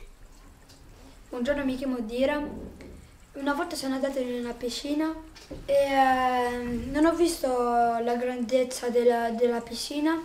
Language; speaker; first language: Italian; non-native, learner; French